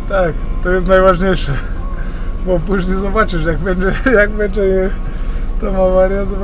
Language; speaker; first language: Polish; non-native, learner; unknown